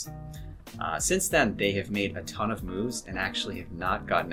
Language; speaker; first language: English; native; English